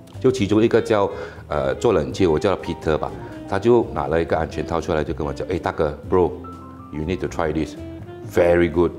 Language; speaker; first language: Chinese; native; Chinese